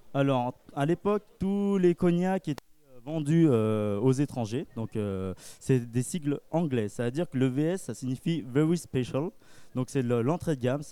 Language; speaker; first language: French; native; French